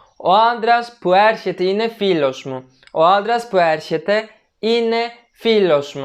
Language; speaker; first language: Greek; non-native, fluent; Turkish